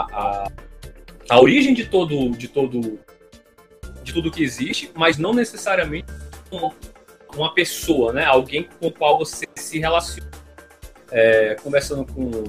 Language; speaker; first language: Portuguese; native; Portuguese